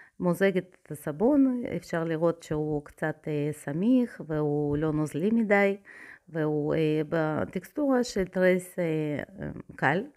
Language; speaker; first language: Hebrew; non-native, fluent; Russian